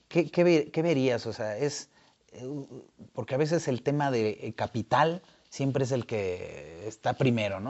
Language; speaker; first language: Spanish; native; Spanish